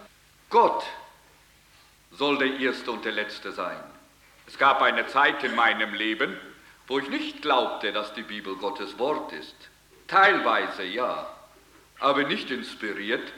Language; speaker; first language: German; early bilingual, heritage; German